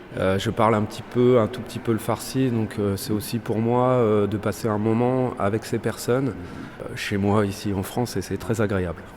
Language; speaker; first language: French; native; French